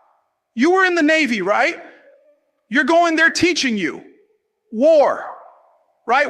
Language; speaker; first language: English; native; English